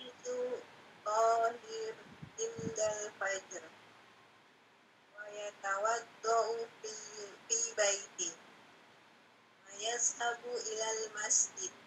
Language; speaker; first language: Arabic; non-native, learner; Indonesian